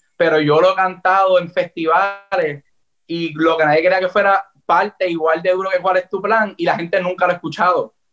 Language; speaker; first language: Spanish; native; Spanish